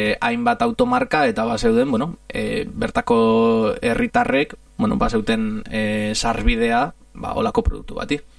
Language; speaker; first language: Basque; non-native, fluent; Italian